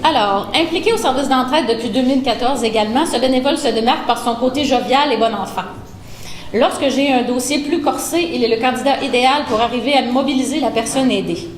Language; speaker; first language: French; native; French